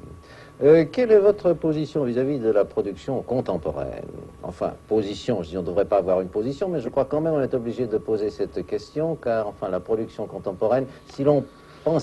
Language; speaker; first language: French; native; French